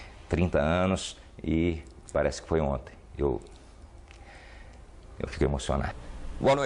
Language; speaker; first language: Portuguese; native; Portuguese